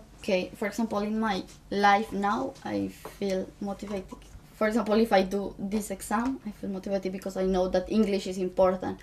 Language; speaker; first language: English; non-native, fluent; Spanish